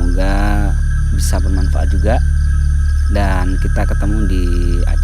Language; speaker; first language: Indonesian; native; Indonesian